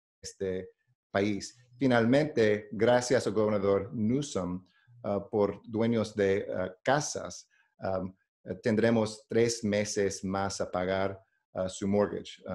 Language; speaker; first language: Spanish; non-native, learner; English